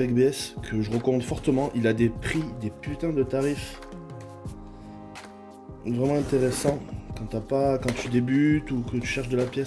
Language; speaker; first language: French; native; French